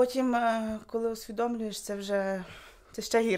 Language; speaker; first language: Polish; non-native, learner; Ukrainian